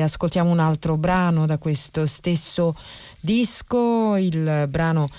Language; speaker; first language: Italian; native; Italian